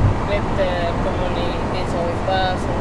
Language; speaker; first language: English; non-native, learner; Spanish